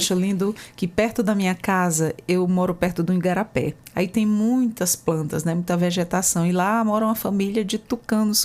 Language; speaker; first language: Portuguese; native; Portuguese